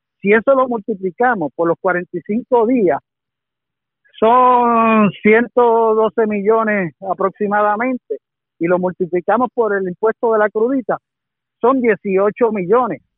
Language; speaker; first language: Spanish; native; Spanish